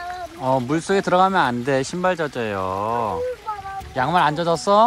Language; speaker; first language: Korean; native; Korean